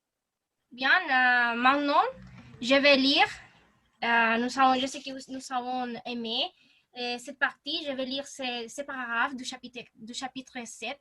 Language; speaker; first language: French; non-native, learner; Spanish